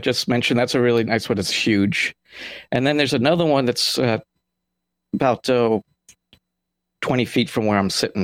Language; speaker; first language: English; native; English